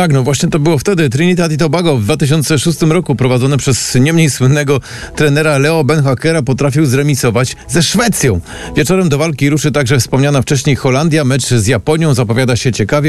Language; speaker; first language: Polish; native; Polish